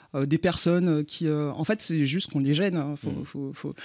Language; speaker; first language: French; native; French